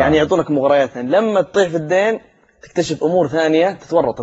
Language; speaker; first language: Arabic; native; Arabic